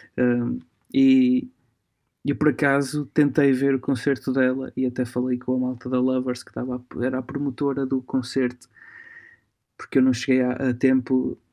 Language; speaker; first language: Portuguese; early bilingual, other home language; Romanian